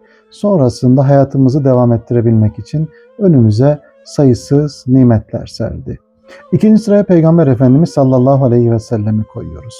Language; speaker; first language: Turkish; native; Turkish